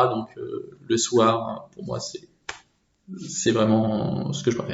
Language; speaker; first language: French; native; French